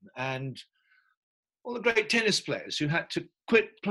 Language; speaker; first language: English; native; English